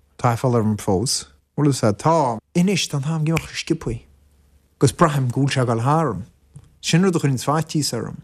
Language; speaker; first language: Irish; native; Irish